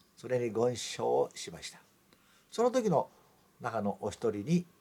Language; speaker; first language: Japanese; native; Japanese